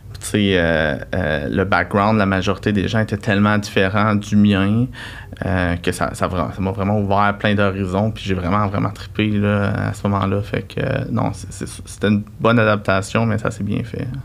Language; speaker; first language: French; native; French